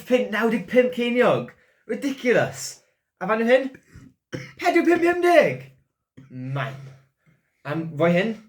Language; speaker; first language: Welsh; non-native, local second language; English